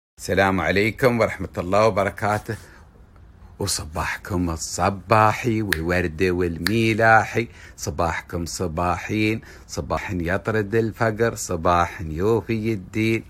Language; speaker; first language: Arabic; native; Arabic